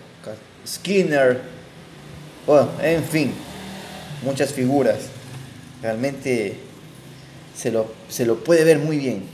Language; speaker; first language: Spanish; native; Spanish